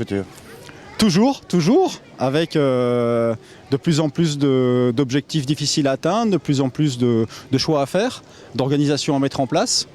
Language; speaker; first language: French; native; French